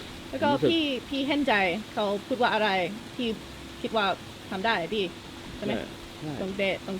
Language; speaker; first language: Thai; non-native, learner; English